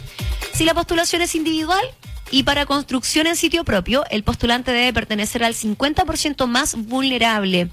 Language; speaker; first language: Spanish; native; Spanish